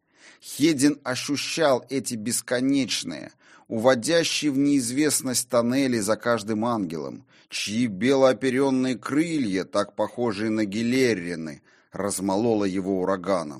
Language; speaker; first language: Russian; native; Russian